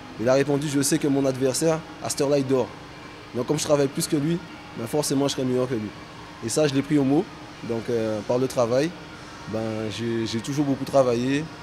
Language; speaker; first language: French; native; French